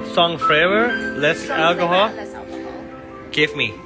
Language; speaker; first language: English; non-native, learner; Thai